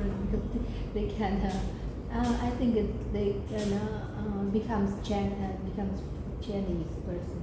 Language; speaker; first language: English; non-native, learner; Vietnamese